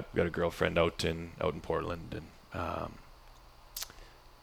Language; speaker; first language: English; native; English